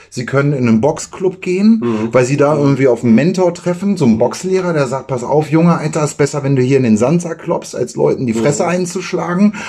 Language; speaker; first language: German; native; German